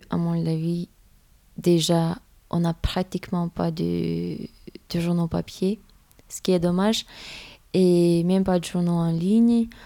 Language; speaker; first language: French; non-native, fluent; Romanian